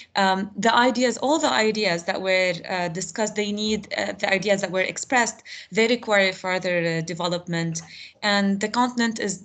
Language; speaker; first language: English; non-native, fluent; Arabic